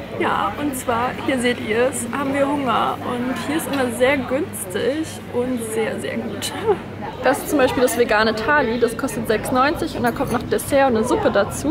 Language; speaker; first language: German; native; German